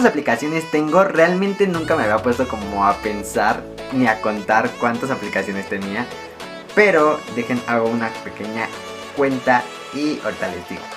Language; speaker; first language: Spanish; native; Spanish